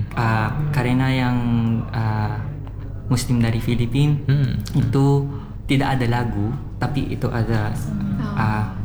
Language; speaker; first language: Indonesian; non-native, learner; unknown